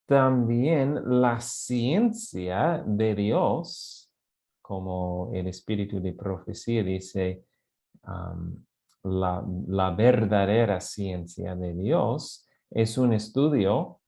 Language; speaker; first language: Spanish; non-native, fluent; English